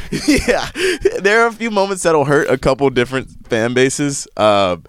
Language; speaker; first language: English; native; English